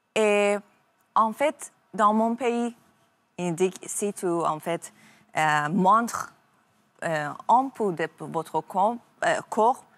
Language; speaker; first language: French; non-native, learner; Persian